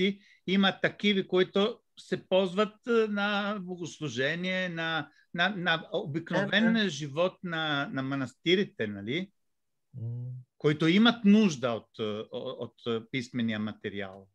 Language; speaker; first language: Bulgarian; non-native, fluent; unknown